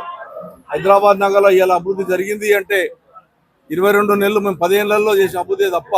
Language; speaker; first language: Telugu; native; Telugu